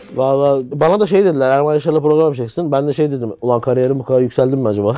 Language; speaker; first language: Turkish; native; Turkish